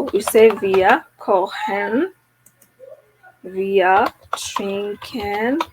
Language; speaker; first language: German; non-native, fluent; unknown